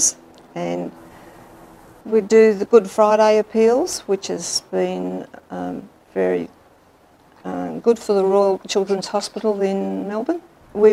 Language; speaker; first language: English; native; English